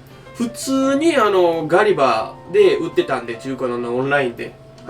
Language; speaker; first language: Japanese; native; Japanese